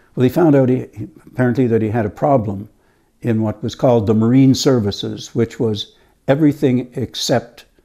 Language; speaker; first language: English; native; English